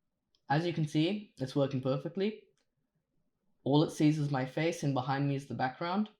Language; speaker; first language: English; native; English